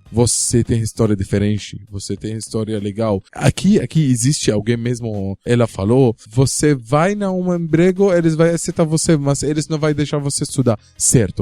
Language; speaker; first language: Portuguese; non-native, learner; Arabic